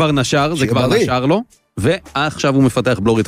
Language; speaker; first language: Hebrew; native; Hebrew